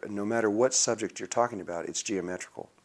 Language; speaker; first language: English; native; English